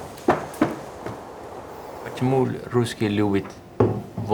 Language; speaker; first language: Russian; non-native, fluent; Dutch